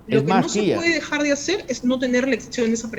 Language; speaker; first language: Spanish; native; Spanish